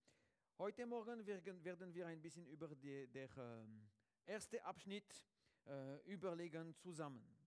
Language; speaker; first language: German; non-native, learner; French